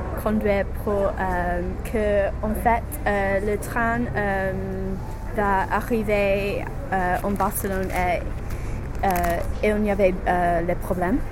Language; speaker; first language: French; non-native, learner; English